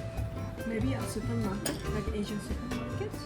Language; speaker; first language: English; non-native, learner; Japanese